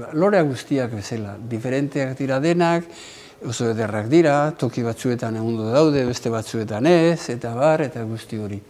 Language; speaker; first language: Basque; native; Basque